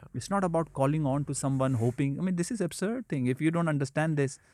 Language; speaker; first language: English; non-native, local second language; Hindi